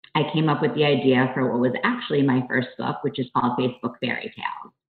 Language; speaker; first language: English; native; English